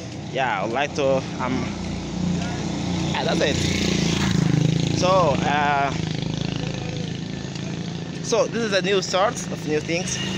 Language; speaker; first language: English; non-native, learner; Makhuwa